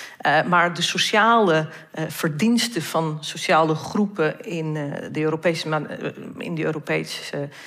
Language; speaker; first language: Dutch; non-native, fluent; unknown